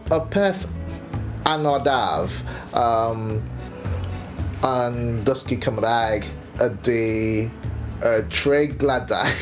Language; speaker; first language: Welsh; non-native, learner; English